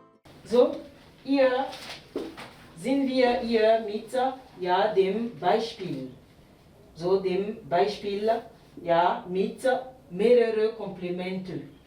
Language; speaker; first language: German; non-native, fluent; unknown